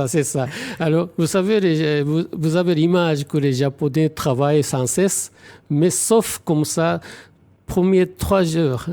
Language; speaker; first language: French; non-native, fluent; Japanese